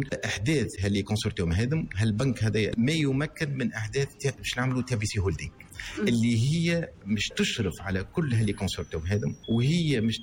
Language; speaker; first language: Arabic; native; Arabic